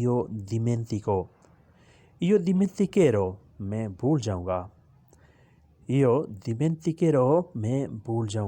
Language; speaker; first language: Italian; non-native, learner; Urdu